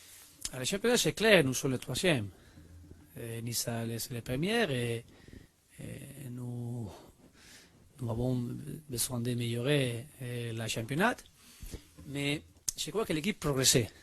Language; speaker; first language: French; non-native, learner; Spanish